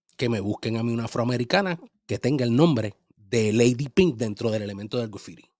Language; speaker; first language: Spanish; early bilingual, heritage; Spanish